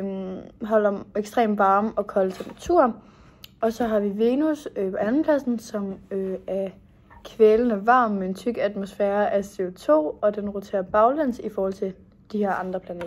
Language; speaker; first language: Danish; native; Danish